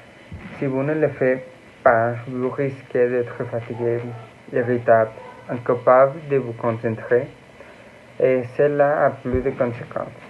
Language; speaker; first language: French; non-native, learner; Spanish